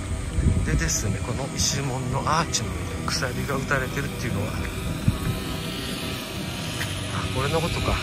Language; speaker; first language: Japanese; native; Japanese